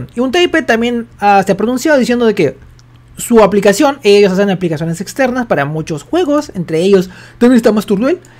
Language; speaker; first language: Spanish; native; Spanish